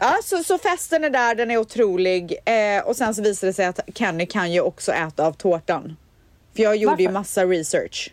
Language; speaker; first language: Swedish; native; Swedish